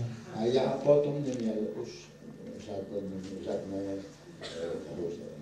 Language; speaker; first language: Czech; non-native, learner; Italian